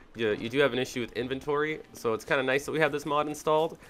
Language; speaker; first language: English; native; English